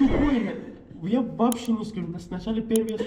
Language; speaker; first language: Russian; non-native, learner; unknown